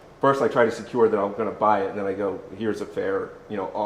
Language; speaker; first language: English; native; English